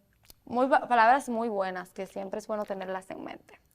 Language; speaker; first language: Spanish; native; Spanish